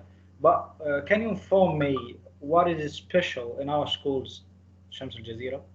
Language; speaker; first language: English; non-native, fluent; Arabic